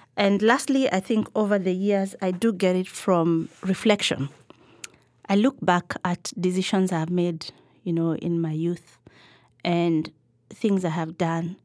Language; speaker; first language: English; non-native, local second language; Kikuyu